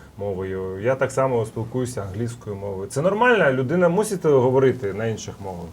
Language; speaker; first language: Ukrainian; early bilingual, heritage; Russian